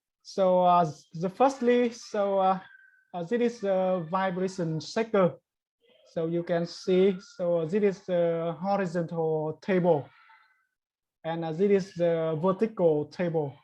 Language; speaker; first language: English; non-native, learner; Vietnamese